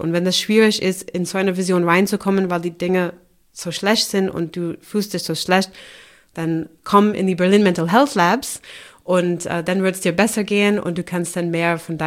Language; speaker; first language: German; non-native, fluent; English